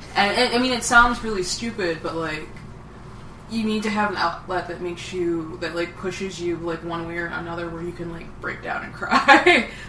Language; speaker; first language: English; native; English